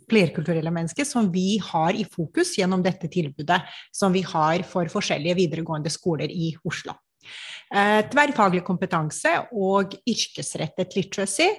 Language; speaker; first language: Norwegian; non-native, fluent; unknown